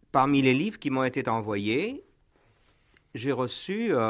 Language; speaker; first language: French; native; French